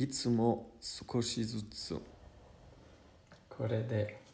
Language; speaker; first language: Japanese; non-native, learner; Italian